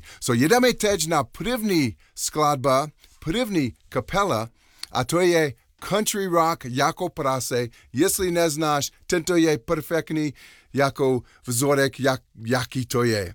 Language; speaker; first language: Czech; non-native, learner; English